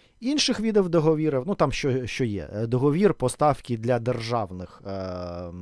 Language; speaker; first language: Ukrainian; non-native, fluent; Russian